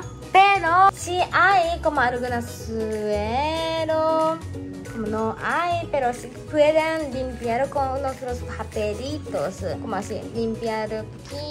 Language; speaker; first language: Spanish; non-native, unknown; Japanese